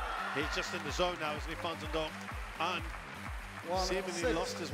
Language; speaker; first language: English; native; English